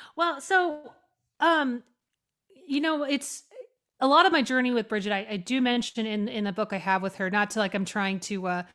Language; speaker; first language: English; native; English